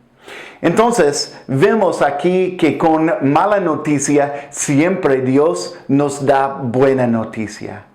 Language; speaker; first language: Spanish; non-native, fluent; English